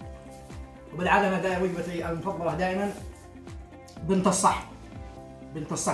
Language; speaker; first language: Arabic; native; Arabic